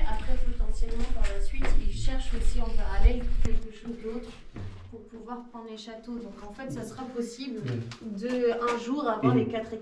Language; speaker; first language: French; native; French